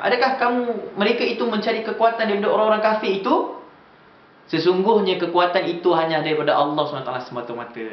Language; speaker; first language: Malay; native; Malay